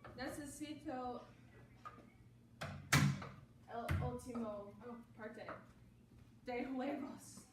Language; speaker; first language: Spanish; non-native, learner; English